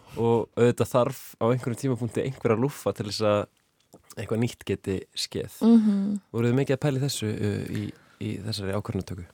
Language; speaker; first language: Icelandic; native; Icelandic